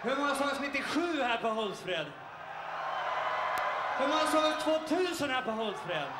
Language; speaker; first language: Swedish; native; Swedish